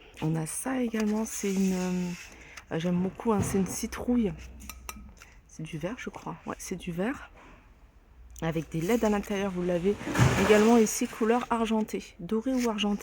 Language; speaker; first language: French; native; French